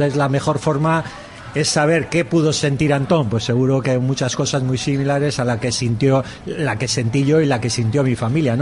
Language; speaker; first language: Spanish; native; Spanish